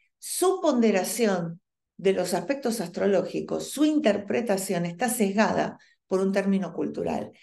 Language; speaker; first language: Spanish; native; Spanish